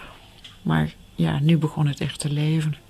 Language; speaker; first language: Dutch; native; Dutch